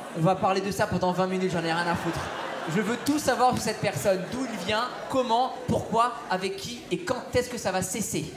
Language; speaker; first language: French; early bilingual, other home language; Persian